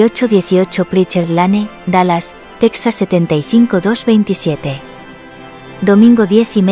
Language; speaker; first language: Spanish; native; Spanish